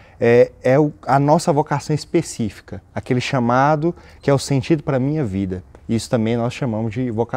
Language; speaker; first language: Portuguese; native; Portuguese